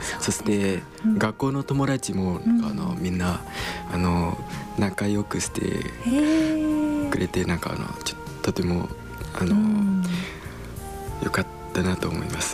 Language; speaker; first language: Japanese; non-native, learner; Khmer